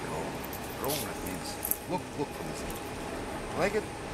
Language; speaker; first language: English; non-native, learner; Russian